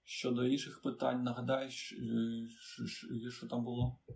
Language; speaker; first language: Ukrainian; non-native, fluent; Romanian